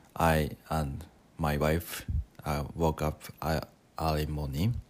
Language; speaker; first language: English; non-native, learner; Japanese